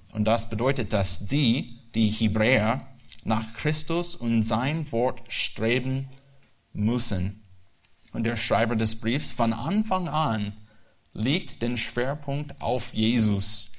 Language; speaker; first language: German; non-native, learner; English